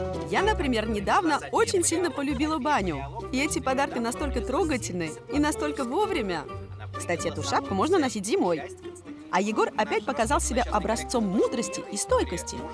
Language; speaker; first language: Russian; non-native, fluent; French